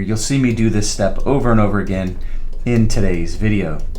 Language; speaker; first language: English; native; English